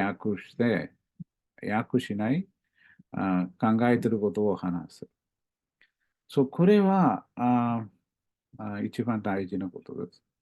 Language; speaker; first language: Japanese; non-native, learner; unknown